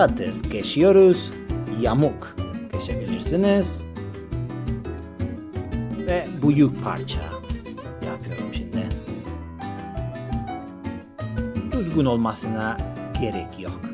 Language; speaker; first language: Turkish; non-native, learner; Spanish